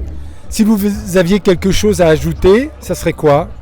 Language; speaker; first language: French; native; French